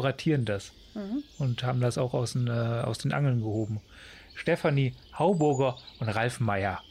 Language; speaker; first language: German; native; German